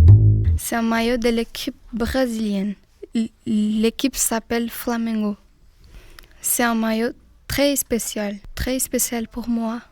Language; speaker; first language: French; non-native, fluent; Portuguese